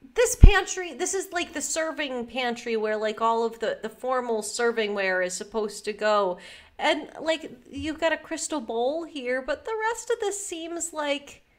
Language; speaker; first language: English; native; English